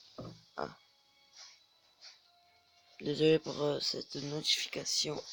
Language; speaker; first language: French; native; French